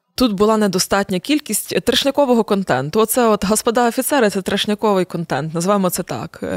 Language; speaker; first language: Ukrainian; native; Ukrainian